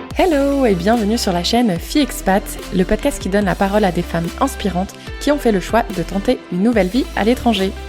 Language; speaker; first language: French; native; French